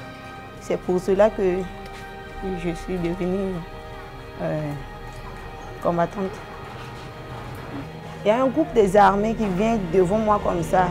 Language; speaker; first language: French; non-native, local second language; Sango